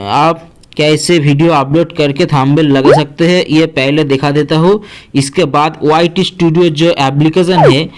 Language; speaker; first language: Hindi; non-native, local second language; Bangla